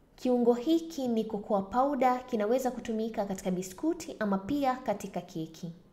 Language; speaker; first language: Swahili; native; Swahili